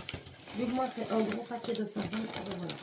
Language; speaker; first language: French; native; French